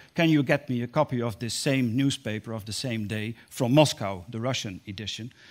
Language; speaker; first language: English; non-native, fluent; Dutch